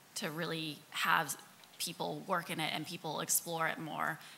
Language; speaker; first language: English; native; English